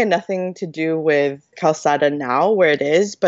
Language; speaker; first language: English; native; English